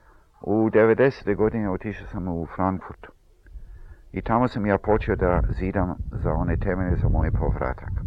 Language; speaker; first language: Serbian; early bilingual, heritage; Serbian